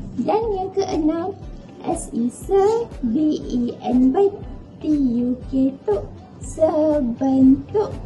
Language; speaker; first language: Malay; native; Malay